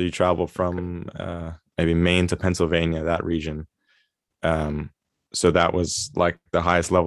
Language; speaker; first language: English; native; English